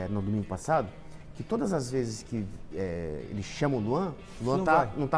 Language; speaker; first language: Portuguese; native; Portuguese